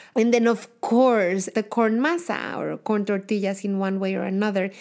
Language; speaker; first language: English; non-native, fluent; Spanish